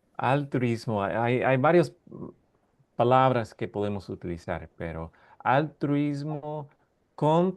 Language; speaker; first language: Spanish; non-native, fluent; English